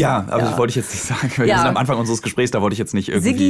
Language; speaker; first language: German; native; German